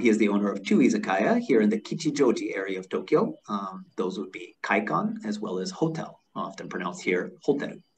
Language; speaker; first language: English; native; English